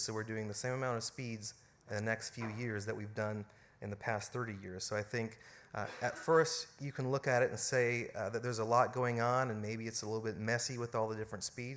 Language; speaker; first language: English; early bilingual, other home language; German